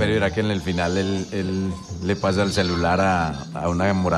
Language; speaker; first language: Spanish; native; Spanish